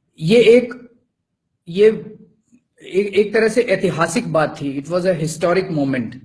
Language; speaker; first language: Hindi; native; Hindi